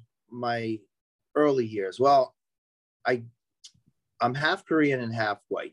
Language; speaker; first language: English; native; English